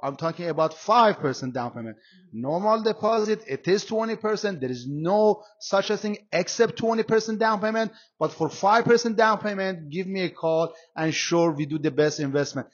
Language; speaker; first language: English; non-native, fluent; Persian